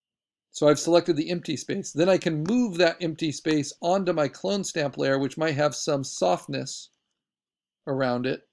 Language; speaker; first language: English; native; English